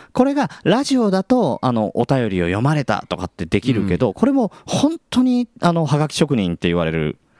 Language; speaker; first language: Japanese; native; Japanese